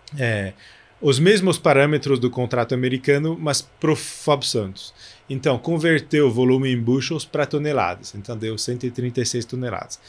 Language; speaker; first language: Portuguese; non-native, fluent; French